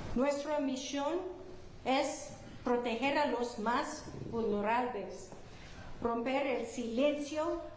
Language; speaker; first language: Spanish; early bilingual, heritage; Spanish